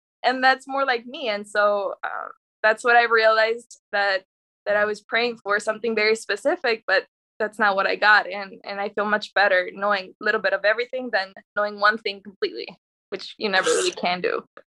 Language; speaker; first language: English; early bilingual, other home language; Spanish